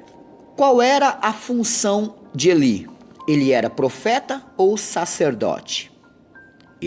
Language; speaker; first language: Portuguese; native; Portuguese